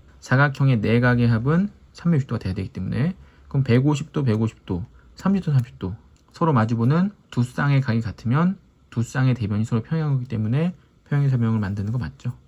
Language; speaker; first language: Korean; native; Korean